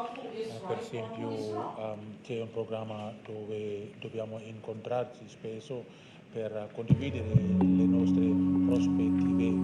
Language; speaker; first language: Italian; non-native, learner; Indonesian